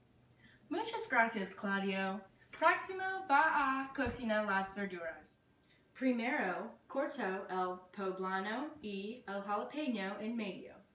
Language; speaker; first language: Spanish; non-native, learner; English